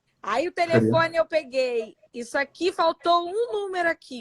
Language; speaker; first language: Portuguese; native; Portuguese